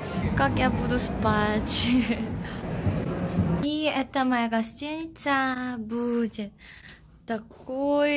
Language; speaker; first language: Russian; non-native, fluent; Korean